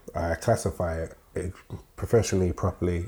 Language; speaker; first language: English; native; English